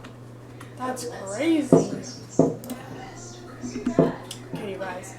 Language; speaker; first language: English; native; English